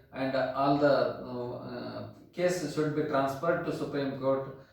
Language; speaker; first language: English; non-native, local second language; Kannada